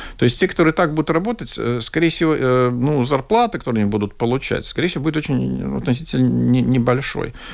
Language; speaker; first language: Russian; non-native, local second language; Latvian